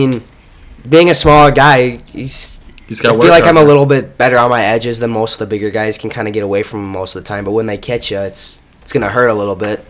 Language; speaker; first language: English; native; English